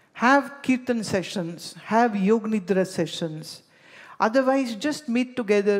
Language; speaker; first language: English; non-native, local second language; Hindi